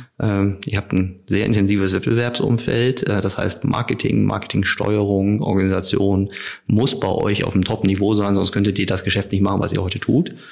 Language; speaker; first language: German; native; German